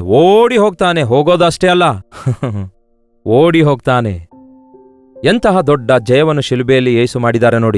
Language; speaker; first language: Kannada; native; Kannada